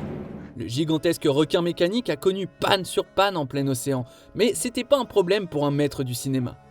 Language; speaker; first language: French; native; French